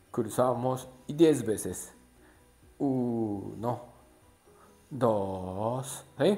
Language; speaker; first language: Spanish; non-native, learner; Japanese